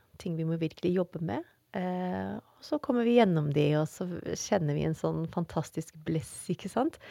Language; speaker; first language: Norwegian; non-native, fluent; Dutch